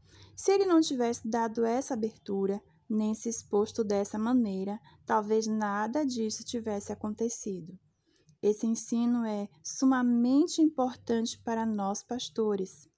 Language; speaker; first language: Portuguese; native; Portuguese